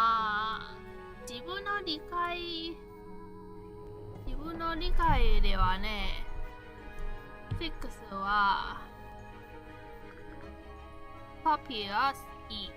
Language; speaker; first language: Japanese; non-native, learner; Chinese